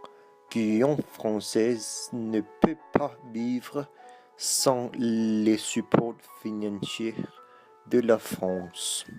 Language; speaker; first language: French; non-native, learner; Danish